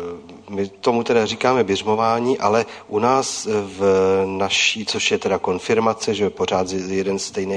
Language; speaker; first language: Czech; native; Czech